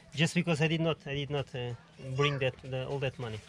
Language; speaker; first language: English; non-native, learner; Portuguese